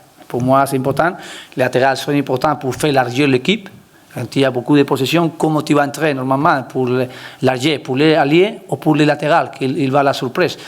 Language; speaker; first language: French; non-native, learner; Spanish